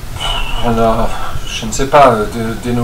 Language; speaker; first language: French; non-native, fluent; German